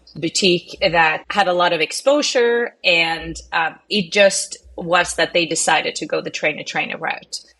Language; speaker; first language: English; non-native, fluent; Swedish